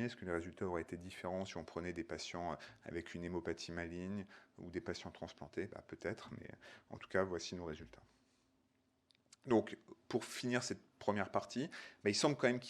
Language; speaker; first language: French; native; French